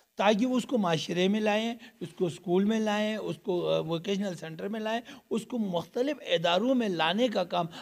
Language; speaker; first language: Urdu; non-native, local second language; Balti